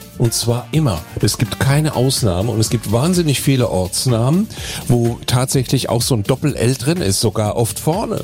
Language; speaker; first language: German; native; German